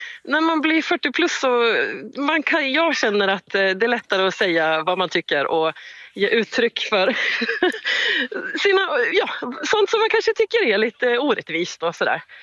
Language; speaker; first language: Swedish; native; Swedish